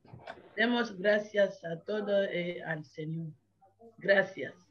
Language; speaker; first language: Spanish; non-native, learner; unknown